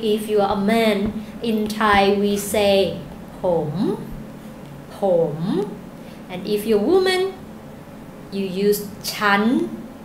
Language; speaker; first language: English; non-native, fluent; Thai